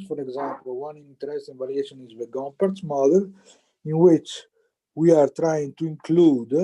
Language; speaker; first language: English; non-native, fluent; Italian